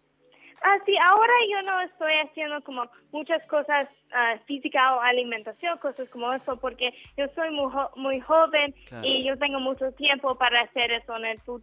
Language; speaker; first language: Spanish; non-native, learner; English